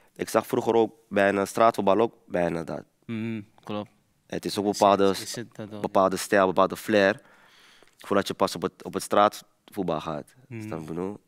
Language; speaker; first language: Dutch; early bilingual, other home language; Papiamento